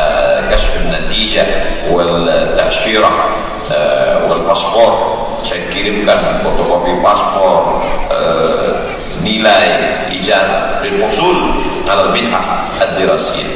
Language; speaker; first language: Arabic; non-native, fluent; Indonesian